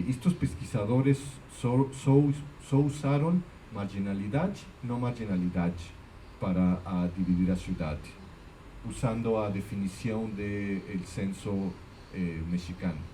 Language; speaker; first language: Portuguese; non-native, fluent; Spanish